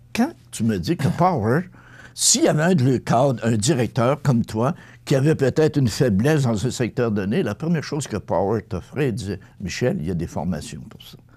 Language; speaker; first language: French; native; French